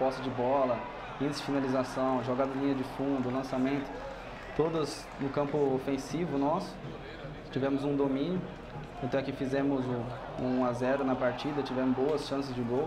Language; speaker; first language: Portuguese; native; Portuguese